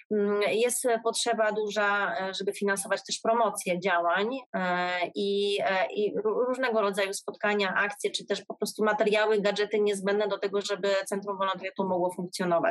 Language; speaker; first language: Polish; native; Polish